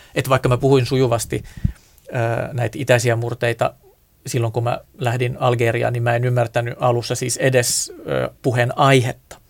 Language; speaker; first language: Finnish; native; Finnish